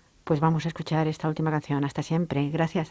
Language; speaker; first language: Spanish; native; Spanish